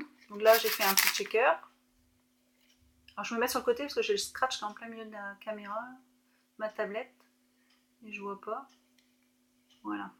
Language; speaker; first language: French; native; French